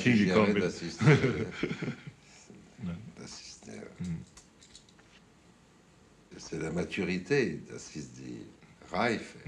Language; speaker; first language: German; non-native, fluent; French